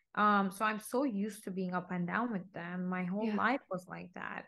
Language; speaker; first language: English; non-native, fluent; Turkish